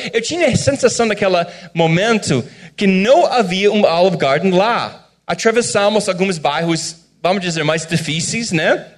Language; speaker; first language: Portuguese; non-native, fluent; English